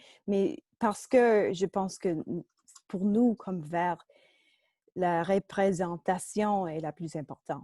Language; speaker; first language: French; non-native, local second language; English